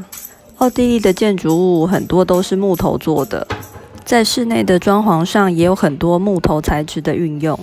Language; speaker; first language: Chinese; native; Chinese